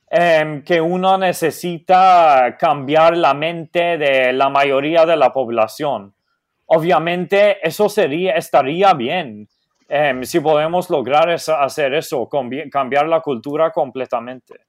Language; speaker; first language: Spanish; non-native, fluent; Maltese